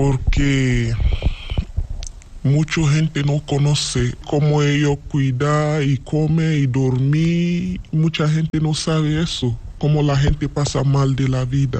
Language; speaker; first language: Spanish; non-native, learner; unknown